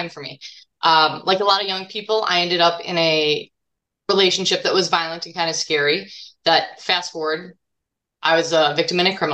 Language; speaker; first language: English; native; English